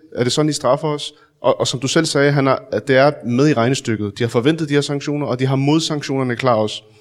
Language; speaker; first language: Danish; early bilingual, other home language; Arabic